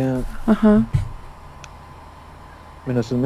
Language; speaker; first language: Spanish; native; Spanish